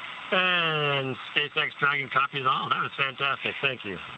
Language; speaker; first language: English; non-native, fluent; Arabic